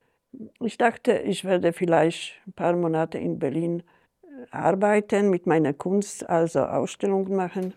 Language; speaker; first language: German; non-native, fluent; Polish